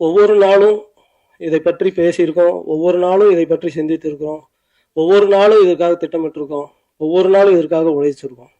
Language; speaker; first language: Tamil; native; Tamil